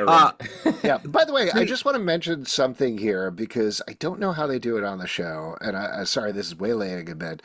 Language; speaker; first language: English; native; English